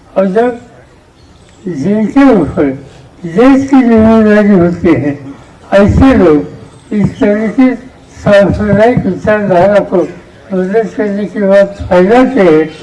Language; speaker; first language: Hindi; non-native, local second language; Marathi